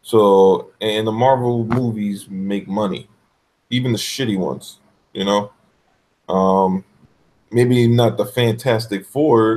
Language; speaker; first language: English; native; English